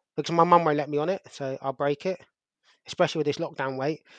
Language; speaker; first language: English; native; English